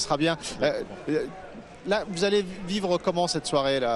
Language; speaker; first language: French; native; French